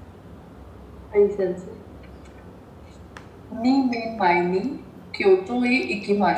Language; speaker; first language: Japanese; non-native, learner; Hindi